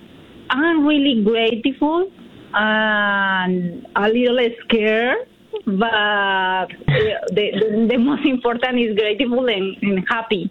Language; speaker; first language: English; non-native, learner; Spanish